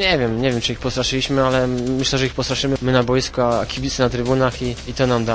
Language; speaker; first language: Polish; native; Polish